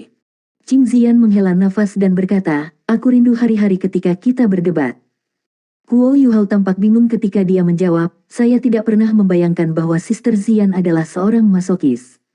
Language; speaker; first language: Indonesian; native; Indonesian